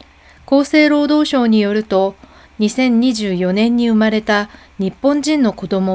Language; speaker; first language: Japanese; non-native, fluent; Korean